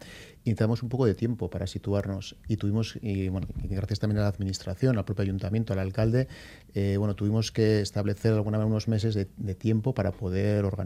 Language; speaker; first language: Spanish; native; Spanish